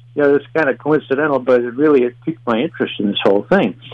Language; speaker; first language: English; native; English